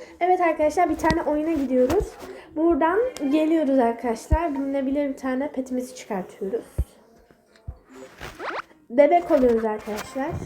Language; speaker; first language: Turkish; native; Turkish